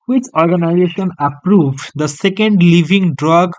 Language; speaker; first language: English; non-native, local second language; Bangla